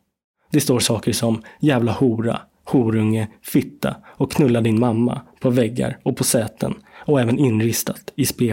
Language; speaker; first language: Swedish; native; Swedish